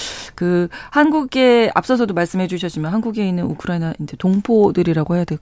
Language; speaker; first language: Korean; native; Korean